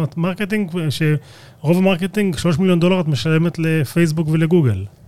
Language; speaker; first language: Hebrew; native; Hebrew